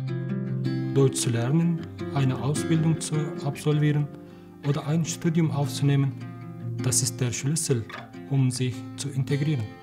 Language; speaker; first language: German; non-native, fluent; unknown